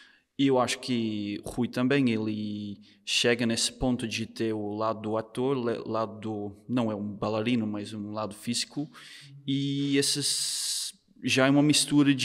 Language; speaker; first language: Portuguese; non-native, fluent; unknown